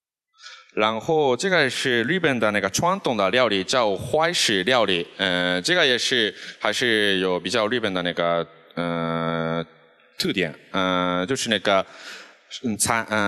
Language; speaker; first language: Chinese; non-native, fluent; Japanese